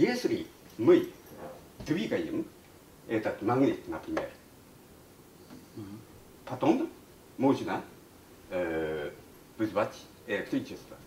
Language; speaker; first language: Russian; non-native, learner; Japanese